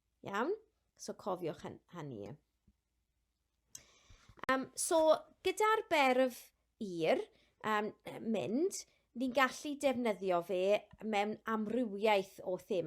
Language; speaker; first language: Welsh; non-native, local second language; English